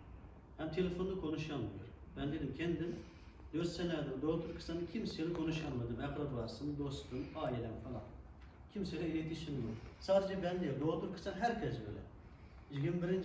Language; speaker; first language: Turkish; non-native, learner; Uyghur